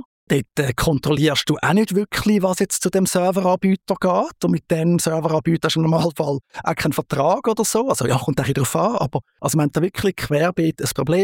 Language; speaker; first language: German; native; German